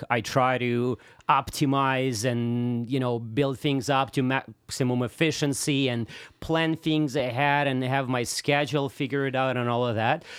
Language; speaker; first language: English; non-native, fluent; Russian